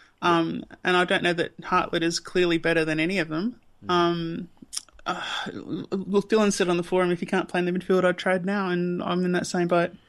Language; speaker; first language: English; native; English